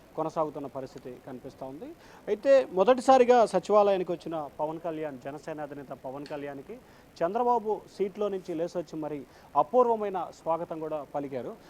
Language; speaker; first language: Telugu; native; Telugu